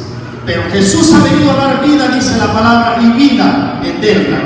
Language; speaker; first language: Spanish; native; Spanish